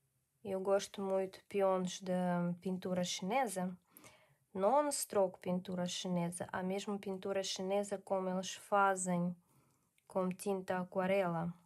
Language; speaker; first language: Portuguese; non-native, learner; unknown